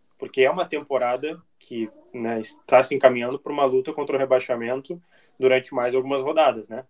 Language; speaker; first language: Portuguese; native; Portuguese